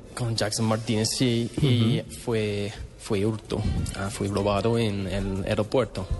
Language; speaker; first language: Spanish; non-native, learner; English